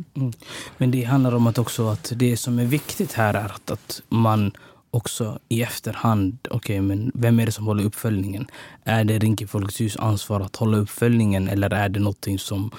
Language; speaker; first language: Swedish; early bilingual, other home language; Somali